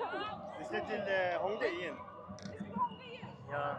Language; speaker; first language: Swedish; early bilingual, other home language; Mongolian